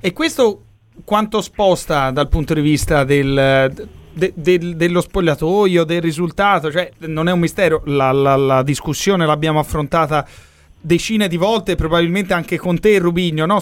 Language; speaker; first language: Italian; native; Italian